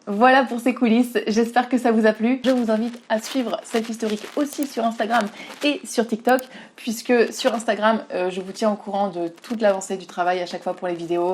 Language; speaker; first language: French; native; French